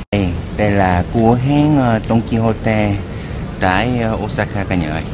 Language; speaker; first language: Vietnamese; non-native, learner; Korean